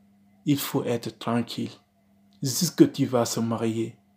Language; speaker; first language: French; non-native, learner; Wolof